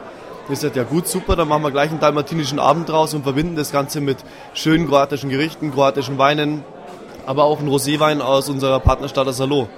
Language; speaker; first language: German; native; German